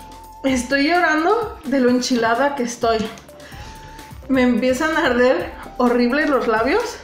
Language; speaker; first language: Spanish; native; Spanish